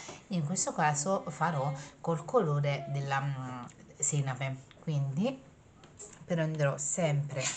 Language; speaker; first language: Italian; native; Italian